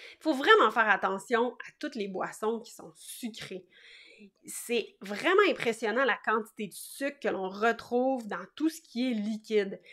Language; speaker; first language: French; native; French